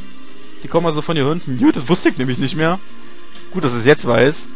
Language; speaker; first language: German; native; German